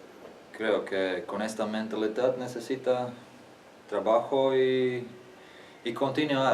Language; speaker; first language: Spanish; non-native, learner; Latvian